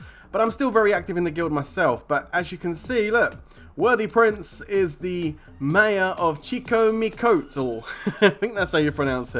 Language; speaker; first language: English; native; English